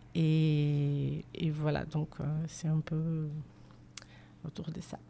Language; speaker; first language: French; non-native, fluent; Portuguese